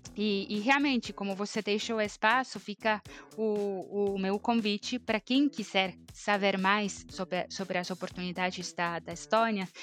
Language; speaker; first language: Portuguese; non-native, fluent; Estonian